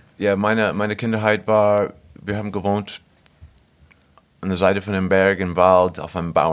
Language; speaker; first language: German; non-native, fluent; English